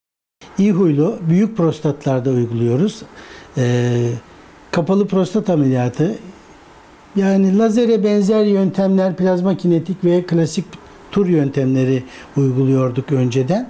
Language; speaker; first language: Turkish; native; Turkish